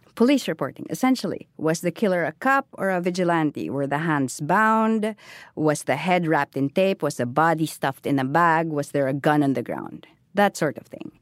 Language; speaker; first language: English; non-native, local second language; Filipino